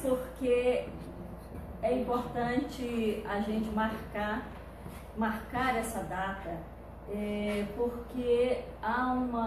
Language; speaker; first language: Portuguese; native; Portuguese